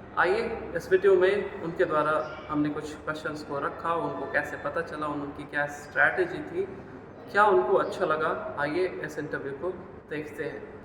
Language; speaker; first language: Hindi; native; Hindi